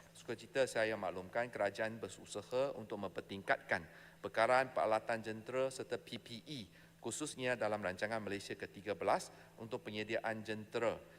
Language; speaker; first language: Malay; non-native, local second language; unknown